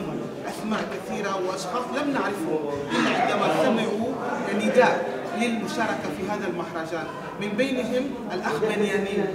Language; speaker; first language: Arabic; non-native, fluent; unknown